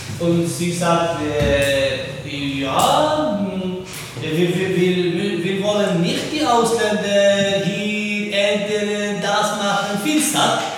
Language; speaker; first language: German; non-native, learner; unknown